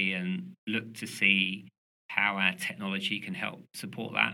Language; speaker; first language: English; native; English